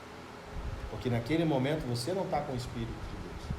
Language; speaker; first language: Portuguese; native; Portuguese